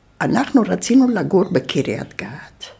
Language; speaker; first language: Hebrew; early bilingual, other home language; Yiddish